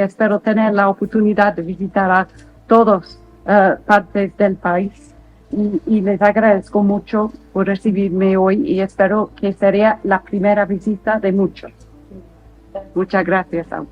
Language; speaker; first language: Spanish; non-native, fluent; English